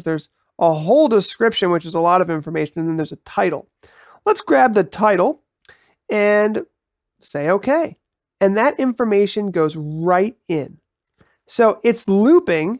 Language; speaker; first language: English; native; English